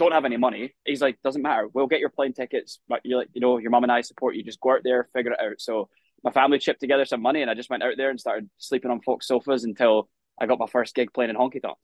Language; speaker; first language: English; native; English